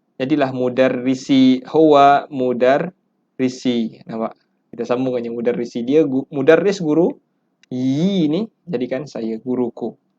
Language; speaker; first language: Malay; native; Malay